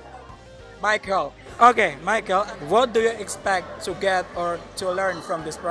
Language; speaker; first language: English; non-native, fluent; Indonesian